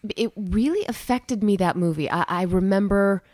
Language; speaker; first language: English; native; English